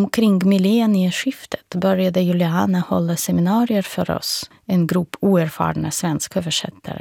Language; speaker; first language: Swedish; non-native, fluent; Russian